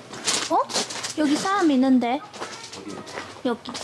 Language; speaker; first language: Korean; non-native, fluent; Chinese